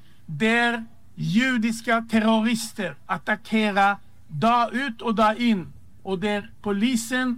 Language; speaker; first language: Swedish; non-native, fluent; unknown